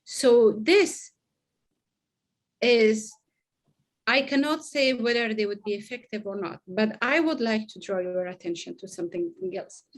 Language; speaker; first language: English; non-native, fluent; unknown